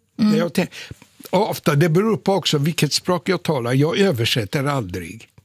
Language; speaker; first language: Swedish; non-native, fluent; Polish